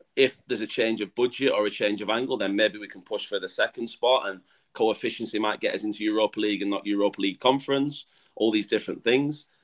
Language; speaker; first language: English; native; English